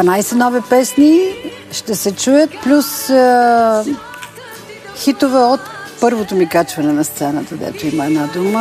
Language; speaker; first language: Bulgarian; native; Bulgarian